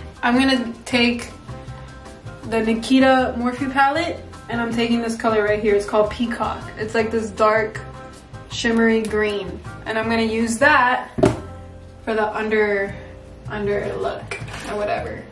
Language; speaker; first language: English; early bilingual, other home language; Spanish